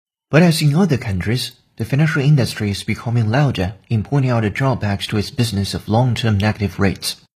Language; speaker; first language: English; non-native, fluent; Chinese